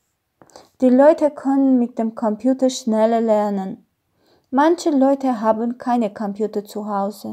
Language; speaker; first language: German; non-native, learner; Armenian